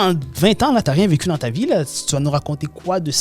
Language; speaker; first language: French; native; French